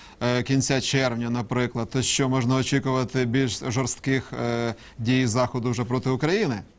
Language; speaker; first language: Ukrainian; native; Ukrainian